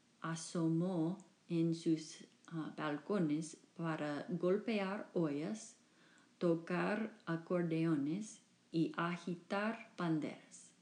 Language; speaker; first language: Spanish; non-native, fluent; English